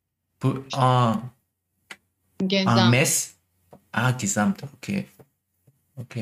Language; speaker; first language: French; non-native, learner; German